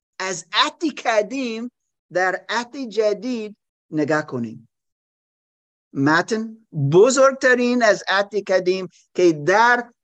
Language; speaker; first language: Persian; non-native, learner; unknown